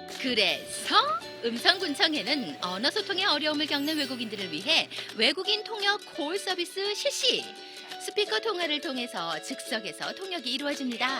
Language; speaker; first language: Korean; native; Korean